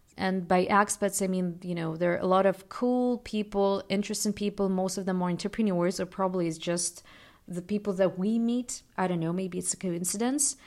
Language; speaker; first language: English; non-native, fluent; Russian